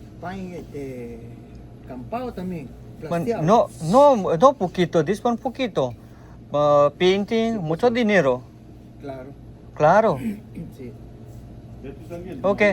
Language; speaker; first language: Spanish; non-native, learner; Gujarati